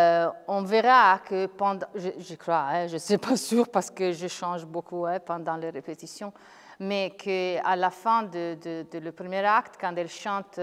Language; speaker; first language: French; non-native, fluent; Italian